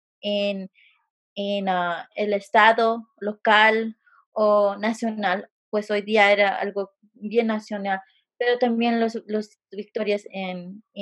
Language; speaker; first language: Spanish; early bilingual, heritage; Spanish